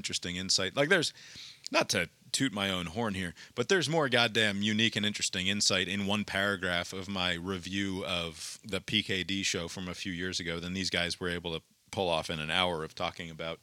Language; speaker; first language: English; native; English